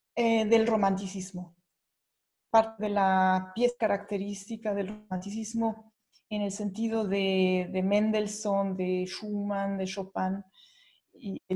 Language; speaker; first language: Spanish; native; Spanish